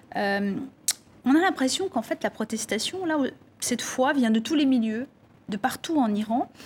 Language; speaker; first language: French; native; French